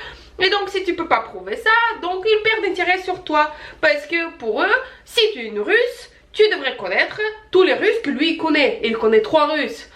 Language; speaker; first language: French; non-native, fluent; Russian